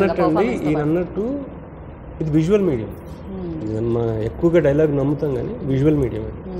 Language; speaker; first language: Telugu; native; Telugu